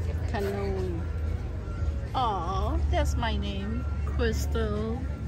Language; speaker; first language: English; non-native, fluent; Vietnamese